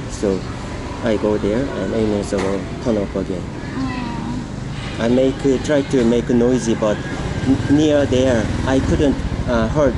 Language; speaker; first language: English; non-native, learner; Korean